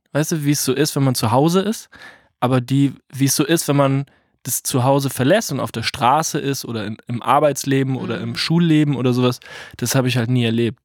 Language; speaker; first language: German; native; German